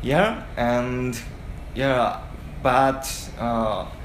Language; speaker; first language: English; non-native, learner; Japanese